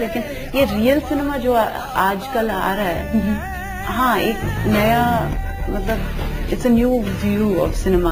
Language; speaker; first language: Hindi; non-native, local second language; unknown